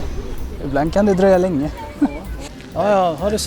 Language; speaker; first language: Swedish; non-native, fluent; Arabic